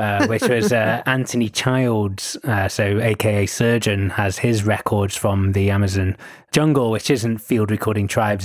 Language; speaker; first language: English; native; English